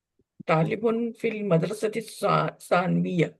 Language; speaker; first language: Arabic; non-native, learner; Urdu